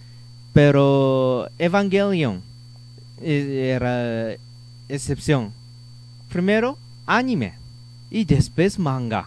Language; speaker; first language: Spanish; non-native, learner; Japanese